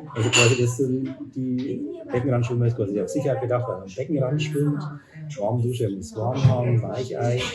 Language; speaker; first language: German; native; German